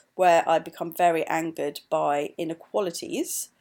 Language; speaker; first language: English; native; English